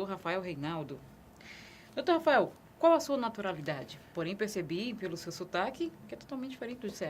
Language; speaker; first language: Portuguese; native; Portuguese